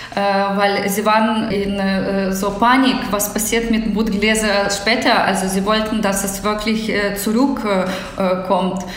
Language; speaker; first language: German; non-native, fluent; Ukrainian